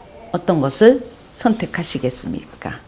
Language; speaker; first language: Korean; native; Korean